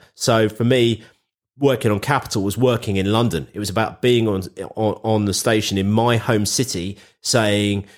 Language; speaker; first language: English; native; English